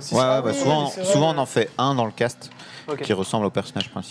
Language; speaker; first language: French; native; French